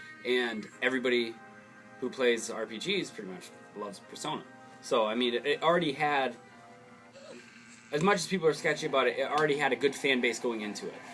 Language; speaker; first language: English; native; English